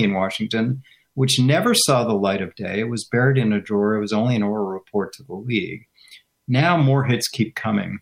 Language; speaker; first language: English; native; English